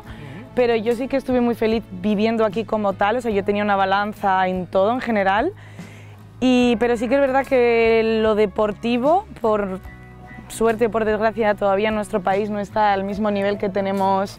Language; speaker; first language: Spanish; native; Spanish